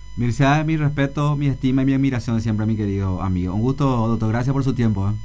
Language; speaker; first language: Spanish; non-native, local second language; Guarani